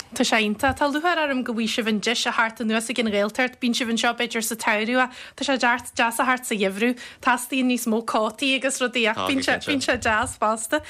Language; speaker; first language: Irish; native; Irish